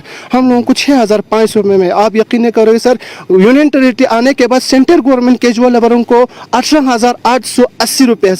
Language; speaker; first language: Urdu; non-native, local second language; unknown